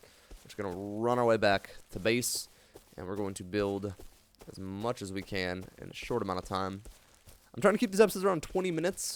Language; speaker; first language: English; native; English